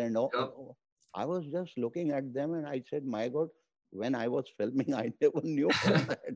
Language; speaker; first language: English; non-native, local second language; Hindi